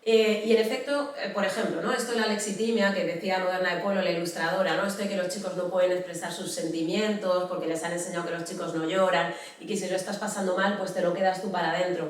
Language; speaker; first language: Spanish; native; Spanish